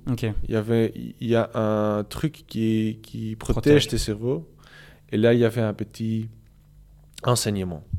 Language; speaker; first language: French; non-native, local second language; Dutch